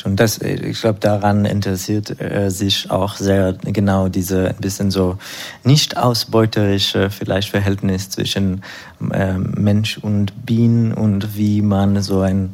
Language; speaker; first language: German; non-native, fluent; Hebrew